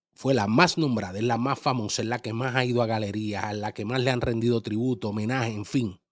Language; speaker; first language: Spanish; early bilingual, heritage; Spanish